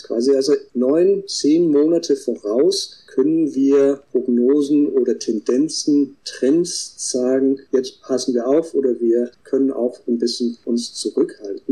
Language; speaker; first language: German; non-native, fluent; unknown